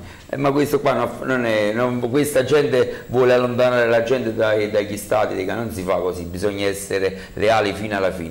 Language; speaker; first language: Italian; native; Italian